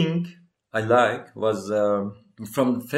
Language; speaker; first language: English; non-native, learner; Persian